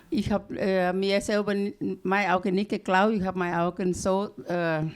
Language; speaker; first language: German; non-native, learner; Thai